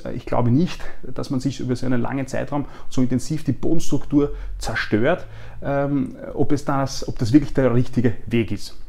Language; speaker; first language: German; native; German